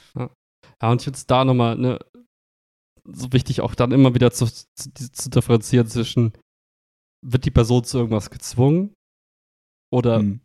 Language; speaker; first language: German; native; German